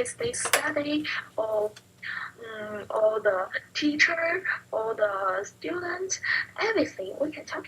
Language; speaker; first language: English; non-native, learner; Chinese